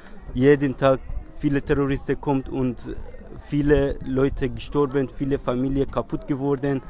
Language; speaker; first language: German; non-native, learner; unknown